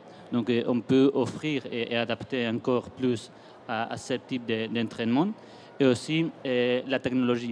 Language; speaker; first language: French; non-native, fluent; Spanish